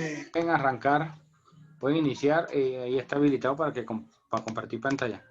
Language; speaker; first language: Spanish; native; Spanish